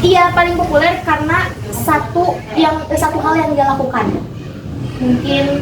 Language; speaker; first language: Indonesian; native; Indonesian